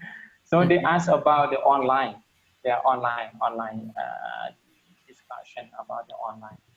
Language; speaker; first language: English; non-native, learner; Lao